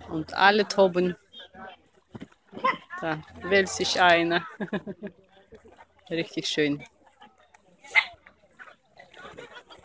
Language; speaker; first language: German; non-native, learner; Russian